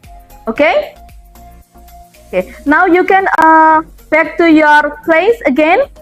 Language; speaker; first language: English; non-native, fluent; Indonesian